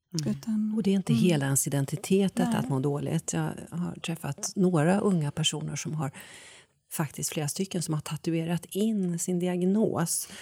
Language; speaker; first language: Swedish; native; Swedish